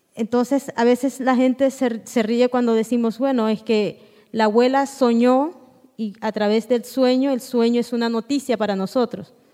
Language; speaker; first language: Spanish; non-native, local second language; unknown